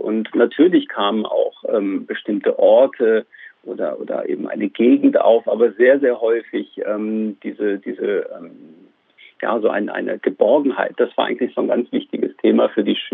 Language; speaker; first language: German; native; German